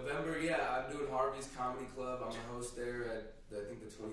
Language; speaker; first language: English; native; English